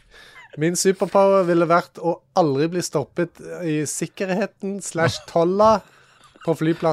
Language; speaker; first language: Norwegian; native; Norwegian